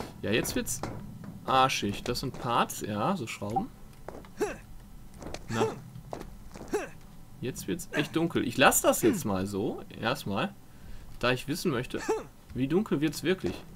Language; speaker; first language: German; native; German